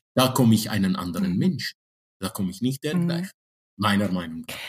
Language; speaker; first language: German; non-native, fluent; Arabic